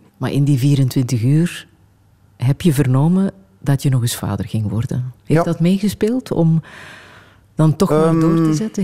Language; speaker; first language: Dutch; native; Dutch